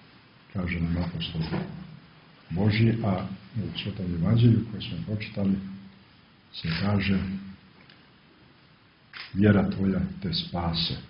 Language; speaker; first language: Croatian; native; Croatian